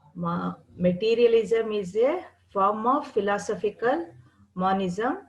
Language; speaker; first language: English; non-native, local second language; Kannada